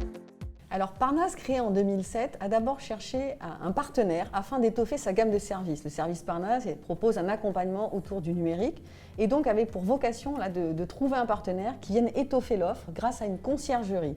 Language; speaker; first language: French; native; French